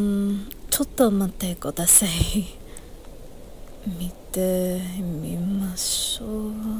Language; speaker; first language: Japanese; non-native, learner; English